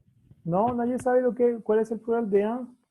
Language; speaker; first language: Spanish; non-native, fluent; French